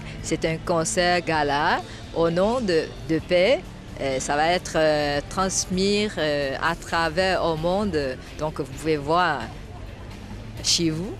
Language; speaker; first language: French; non-native, fluent; Chinese